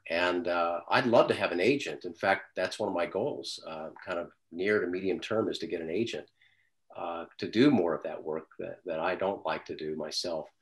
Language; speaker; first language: English; native; English